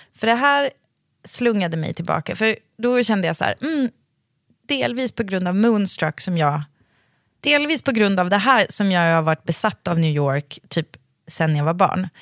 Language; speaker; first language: Swedish; native; Swedish